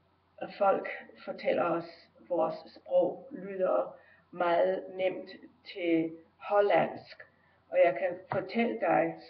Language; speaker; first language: Danish; early bilingual, heritage; Danish